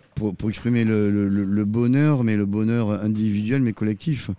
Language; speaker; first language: French; native; French